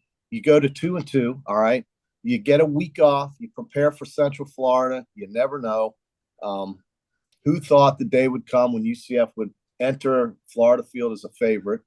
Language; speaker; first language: English; native; English